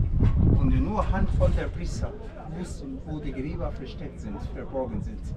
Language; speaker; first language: German; non-native, fluent; Arabic